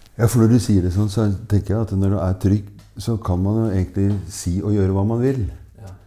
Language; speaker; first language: Norwegian; native; Norwegian